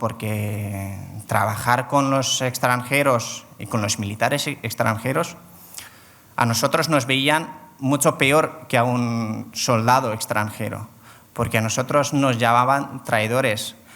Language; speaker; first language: Spanish; non-native, fluent; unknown